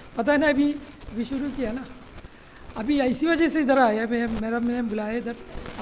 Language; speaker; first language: Hindi; non-native, learner; Malayalam